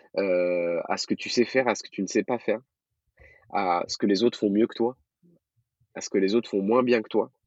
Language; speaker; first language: French; early bilingual, other home language; Arabic